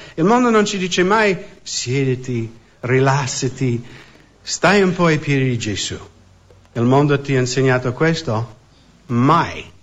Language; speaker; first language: Italian; non-native, fluent; English